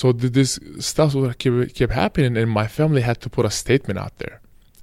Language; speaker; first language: English; non-native, fluent; Turkish